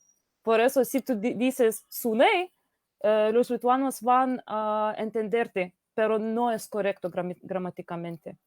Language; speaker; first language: Spanish; non-native, fluent; Lithuanian